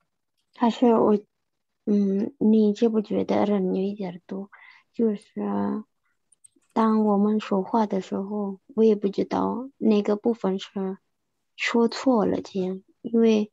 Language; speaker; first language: Chinese; non-native, fluent; Indonesian